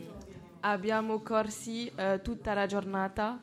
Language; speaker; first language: Italian; non-native, learner; French